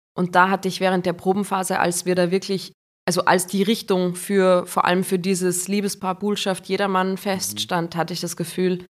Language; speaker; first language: German; native; German